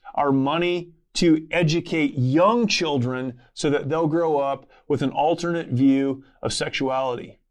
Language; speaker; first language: English; native; English